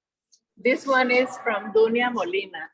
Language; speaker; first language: English; non-native, fluent; Spanish